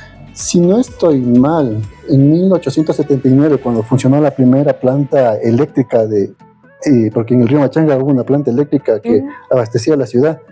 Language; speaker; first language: Spanish; native; Spanish